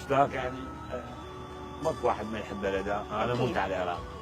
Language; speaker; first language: Arabic; native; Arabic